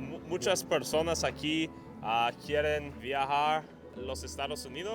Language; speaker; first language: Spanish; non-native, learner; English